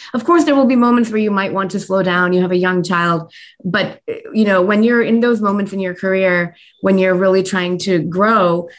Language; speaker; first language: English; native; English